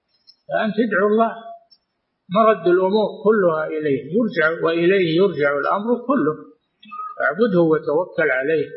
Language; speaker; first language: Arabic; native; Arabic